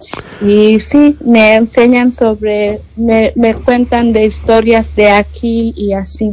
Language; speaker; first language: Spanish; non-native, learner; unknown